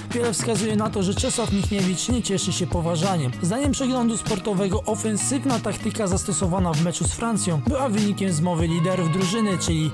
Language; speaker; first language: Polish; native; Polish